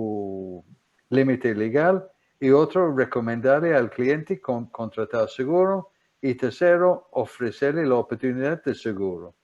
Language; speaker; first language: Spanish; non-native, fluent; English